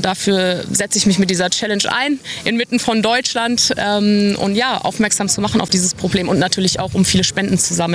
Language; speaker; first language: German; native; German